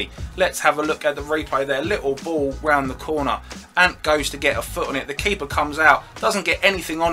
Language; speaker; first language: English; native; English